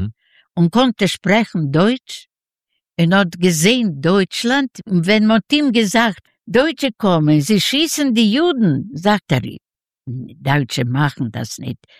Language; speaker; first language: German; non-native, learner; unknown